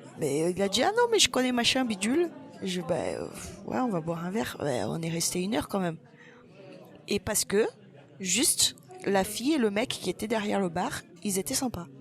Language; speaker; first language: French; non-native, fluent; Portuguese